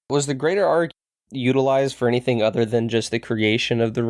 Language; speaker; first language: English; native; English